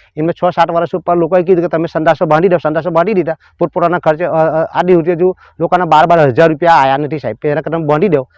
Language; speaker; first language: Gujarati; native; Gujarati